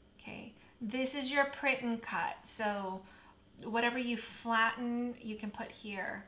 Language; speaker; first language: English; native; English